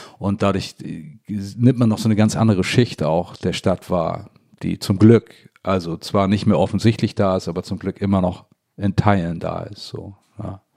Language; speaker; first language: German; native; German